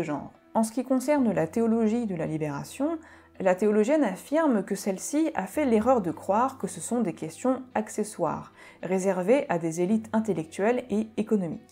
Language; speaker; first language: French; native; French